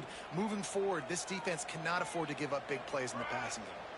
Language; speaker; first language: English; native; English